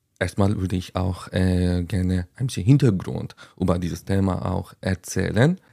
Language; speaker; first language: German; non-native, fluent; Azerbaijani